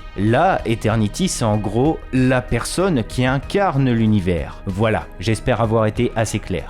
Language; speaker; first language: French; native; French